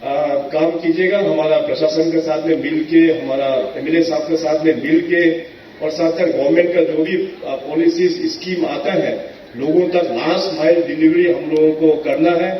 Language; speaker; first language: Hindi; non-native, local second language; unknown